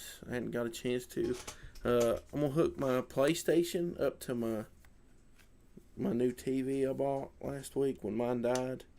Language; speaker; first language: English; native; English